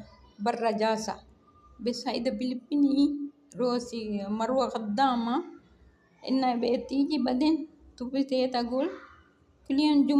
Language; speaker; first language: Arabic; non-native, learner; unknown